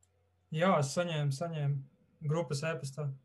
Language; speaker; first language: Latvian; native; Latvian